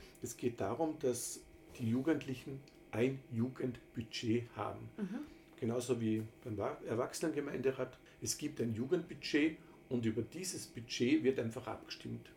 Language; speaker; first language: German; native; German